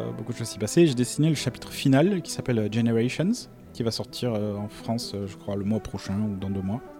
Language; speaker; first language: French; native; French